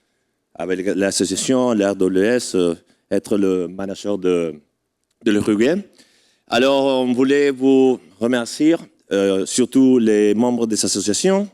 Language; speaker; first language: French; non-native, fluent; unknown